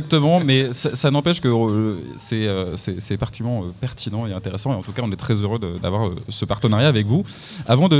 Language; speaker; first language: French; native; French